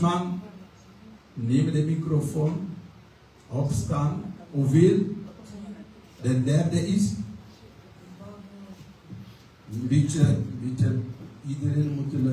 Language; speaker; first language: Dutch; non-native, learner; French